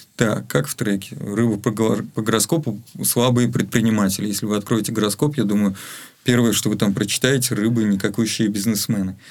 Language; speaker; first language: Russian; native; Russian